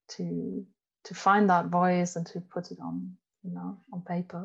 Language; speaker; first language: English; non-native, fluent; German